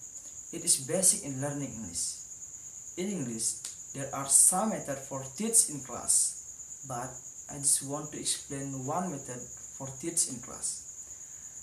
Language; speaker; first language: English; non-native, learner; Indonesian